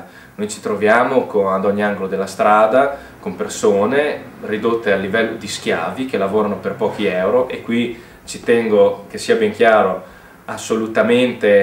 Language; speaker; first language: Italian; native; Italian